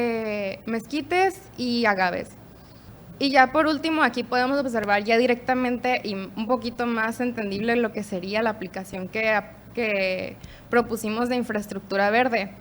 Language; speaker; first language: Spanish; native; Spanish